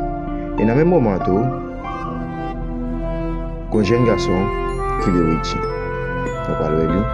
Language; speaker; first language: French; non-native, learner; Haitian Creole